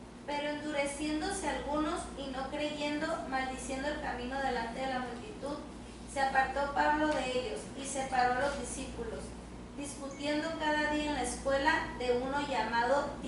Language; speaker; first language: Spanish; native; Spanish